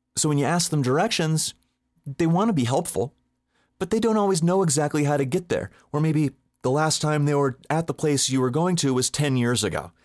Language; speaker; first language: English; native; English